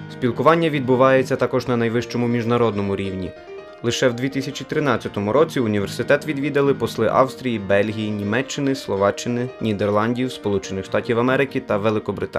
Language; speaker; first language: Ukrainian; native; Ukrainian